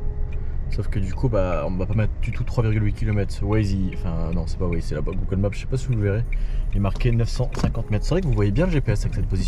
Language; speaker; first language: French; native; French